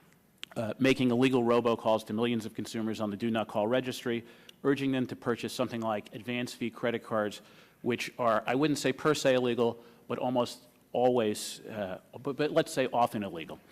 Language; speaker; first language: English; native; English